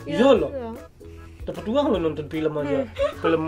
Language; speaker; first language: Indonesian; native; Indonesian